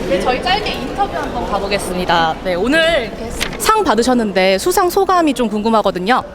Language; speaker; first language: Korean; native; Korean